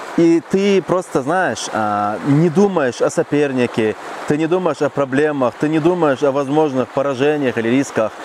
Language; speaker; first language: Russian; non-native, local second language; Chechen